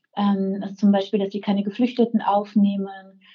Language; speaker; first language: German; native; German